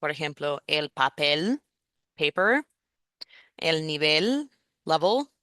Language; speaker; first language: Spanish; non-native, fluent; English